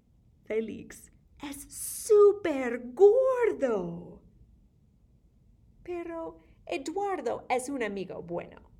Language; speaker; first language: Spanish; non-native, fluent; English